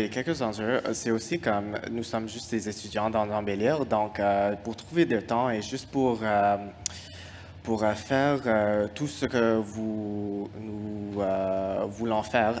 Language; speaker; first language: French; non-native, fluent; English